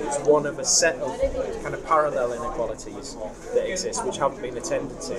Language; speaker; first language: English; native; English